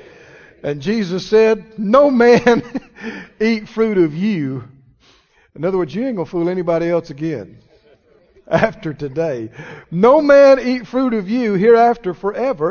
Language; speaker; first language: English; native; English